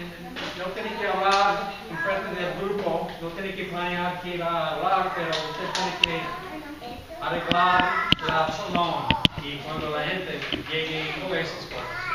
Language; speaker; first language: Spanish; non-native, fluent; English